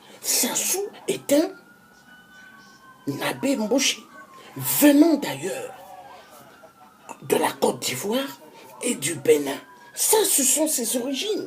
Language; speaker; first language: French; non-native, local second language; Kongo